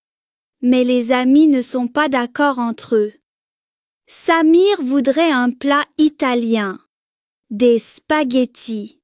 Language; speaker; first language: French; non-native, local second language; Arabic